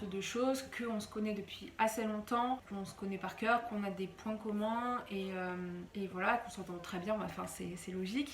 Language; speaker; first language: French; native; French